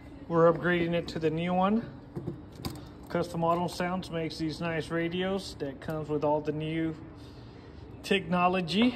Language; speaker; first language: English; native; English